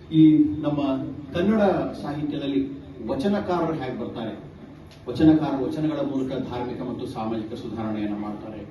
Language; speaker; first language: Kannada; native; Kannada